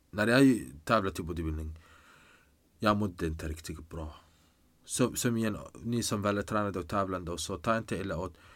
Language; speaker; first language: Swedish; non-native, fluent; Arabic